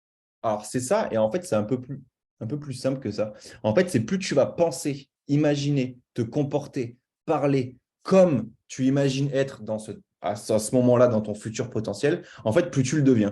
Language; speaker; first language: French; native; French